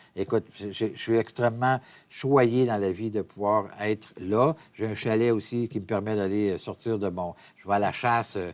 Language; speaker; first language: French; native; French